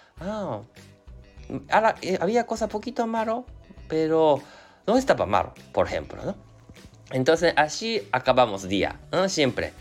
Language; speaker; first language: Spanish; non-native, learner; Japanese